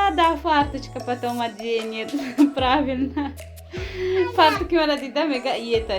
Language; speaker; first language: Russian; non-native, fluent; Tajik